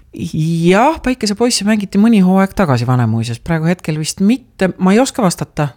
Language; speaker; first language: Estonian; native; Estonian